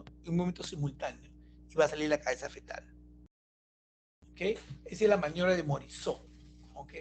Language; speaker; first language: Spanish; native; Spanish